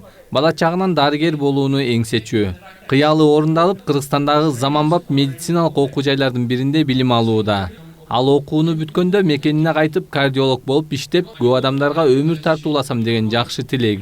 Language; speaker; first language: Kyrgyz; native; Kyrgyz